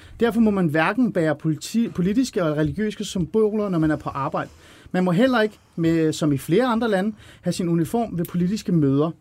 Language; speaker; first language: Danish; early bilingual, other home language; Persian